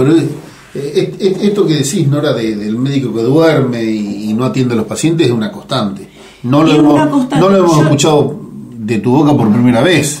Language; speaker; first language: Spanish; native; Spanish